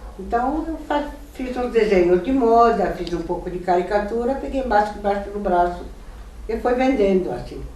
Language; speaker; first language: Portuguese; non-native, fluent; German